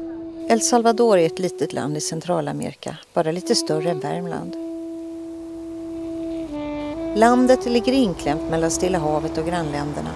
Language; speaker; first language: Swedish; native; Swedish